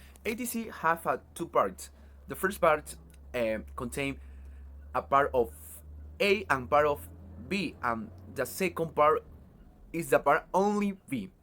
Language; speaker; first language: English; non-native, learner; Spanish